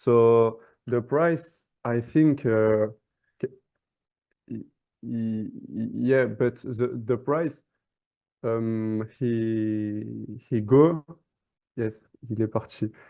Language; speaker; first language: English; non-native, learner; French